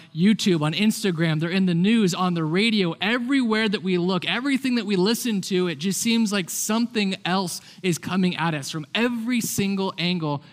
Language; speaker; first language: English; native; English